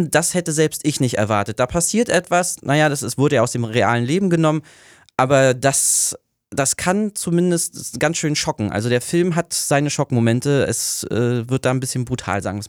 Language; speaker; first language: German; native; German